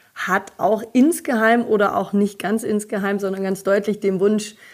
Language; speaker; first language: German; native; German